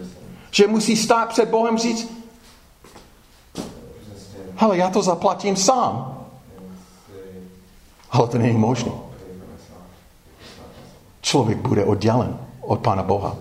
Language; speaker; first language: Czech; non-native, fluent; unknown